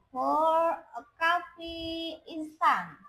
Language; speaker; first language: English; non-native, learner; Indonesian